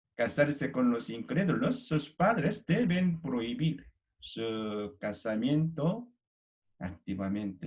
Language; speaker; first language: Spanish; non-native, fluent; Korean